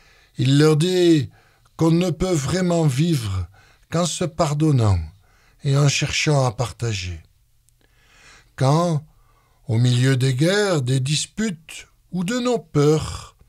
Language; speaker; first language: French; native; French